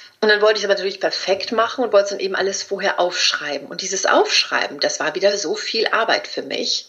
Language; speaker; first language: German; early bilingual, other home language; Spanish